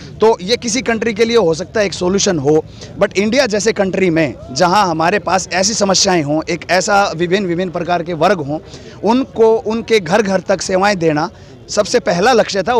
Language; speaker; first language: Hindi; native; Hindi